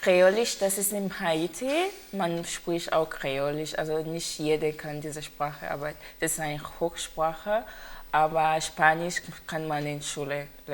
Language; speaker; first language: German; non-native, learner; Haitian Creole